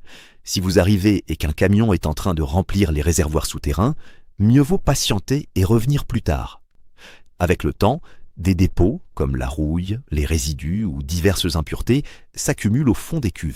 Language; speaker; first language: French; native; French